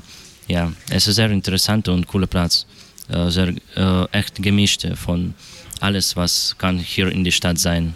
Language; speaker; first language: German; non-native, learner; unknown